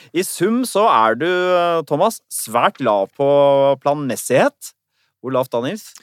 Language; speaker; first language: Norwegian; native; Norwegian